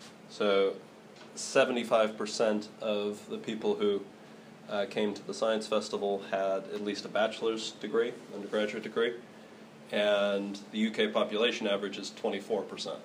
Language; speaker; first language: English; native; English